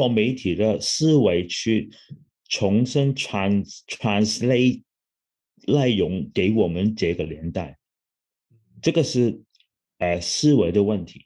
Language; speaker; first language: Chinese; non-native, local second language; Cantonese